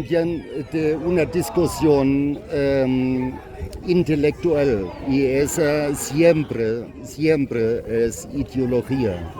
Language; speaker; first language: Spanish; non-native, fluent; German